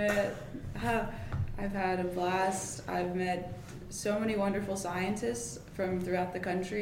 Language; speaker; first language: English; native; English